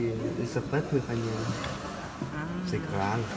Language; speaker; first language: French; non-native, learner; Khmer